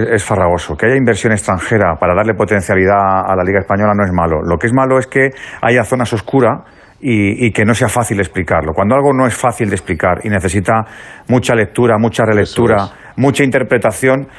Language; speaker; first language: Spanish; native; Spanish